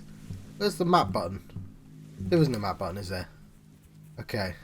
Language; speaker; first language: English; native; English